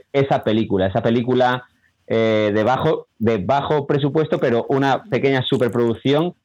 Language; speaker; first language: Spanish; native; Spanish